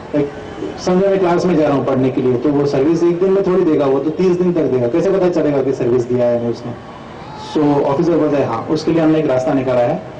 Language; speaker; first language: Hindi; non-native, local second language; Sindhi